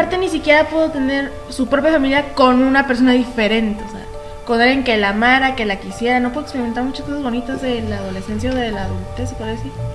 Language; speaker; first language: Spanish; native; Spanish